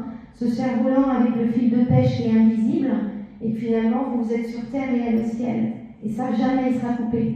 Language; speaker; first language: French; native; French